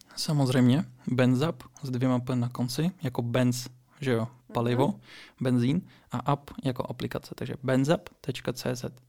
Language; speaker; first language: Czech; early bilingual, other home language; Russian